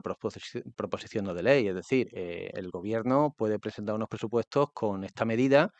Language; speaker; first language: Spanish; native; Spanish